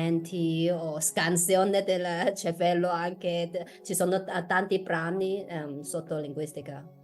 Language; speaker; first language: Italian; non-native, fluent; Chinese